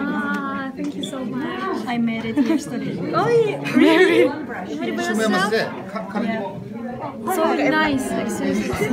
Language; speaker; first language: English; non-native, local second language; Malay